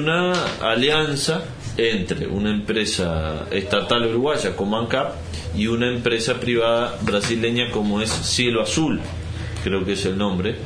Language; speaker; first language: Spanish; native; Spanish